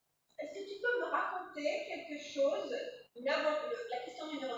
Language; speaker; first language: French; native; French